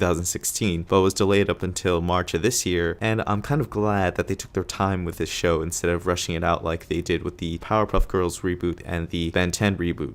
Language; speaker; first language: English; native; English